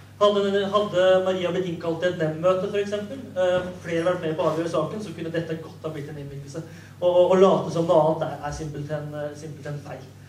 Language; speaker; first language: Norwegian; native; Norwegian